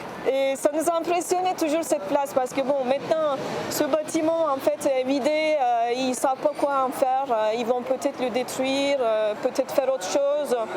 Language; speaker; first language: French; non-native, fluent; Turkish